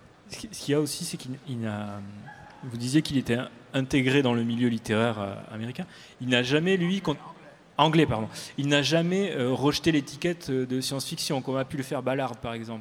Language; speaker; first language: French; native; French